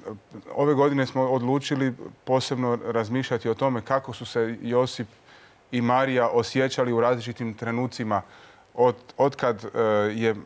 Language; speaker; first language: Croatian; native; Croatian